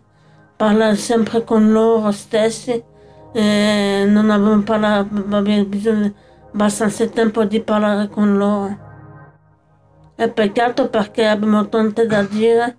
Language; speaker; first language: Italian; non-native, learner; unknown